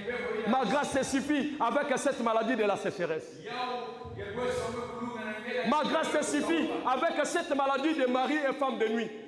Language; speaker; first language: French; non-native, local second language; Lingala